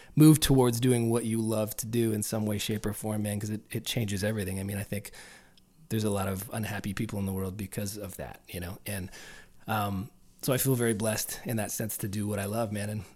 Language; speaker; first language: English; native; English